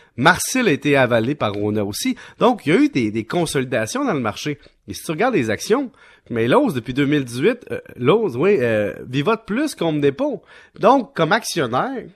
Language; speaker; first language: French; native; French